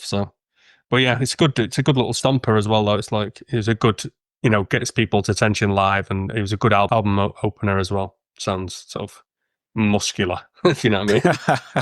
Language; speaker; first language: English; native; English